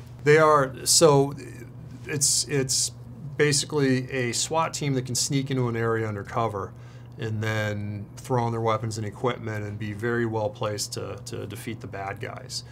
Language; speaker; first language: English; native; English